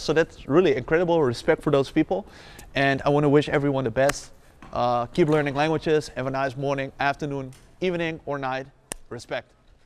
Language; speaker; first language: English; non-native, fluent; Dutch